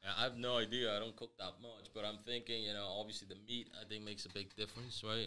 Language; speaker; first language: English; early bilingual, other home language; Spanish